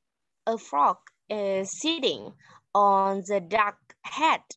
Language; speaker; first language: English; non-native, learner; Vietnamese